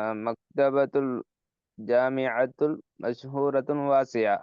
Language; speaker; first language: Arabic; non-native, learner; Tamil